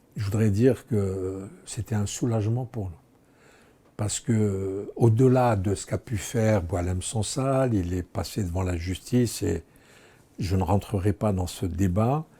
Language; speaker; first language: French; non-native, local second language; Arabic